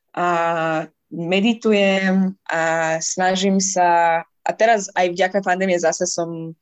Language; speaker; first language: Slovak; non-native, fluent; Persian